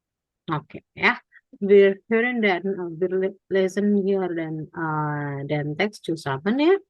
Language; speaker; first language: German; non-native, fluent; Indonesian